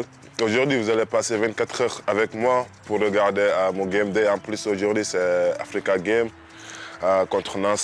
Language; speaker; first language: French; non-native, local second language; Wolof